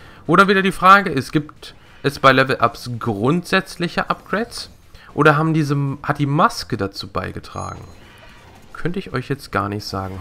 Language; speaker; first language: German; native; German